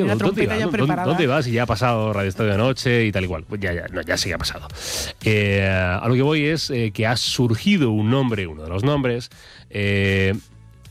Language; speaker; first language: Spanish; native; Spanish